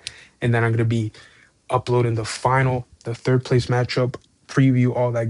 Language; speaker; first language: English; native; English